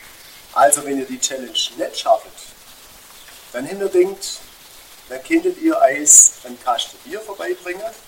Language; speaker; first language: German; native; German